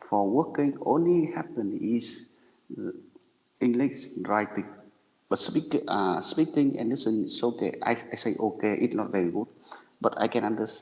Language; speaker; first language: English; non-native, learner; Vietnamese